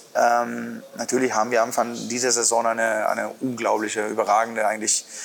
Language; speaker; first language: German; non-native, fluent; Spanish